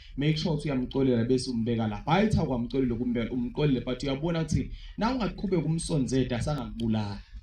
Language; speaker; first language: Zulu; non-native, local second language; Swati